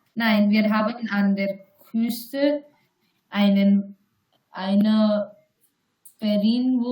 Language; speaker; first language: German; non-native, learner; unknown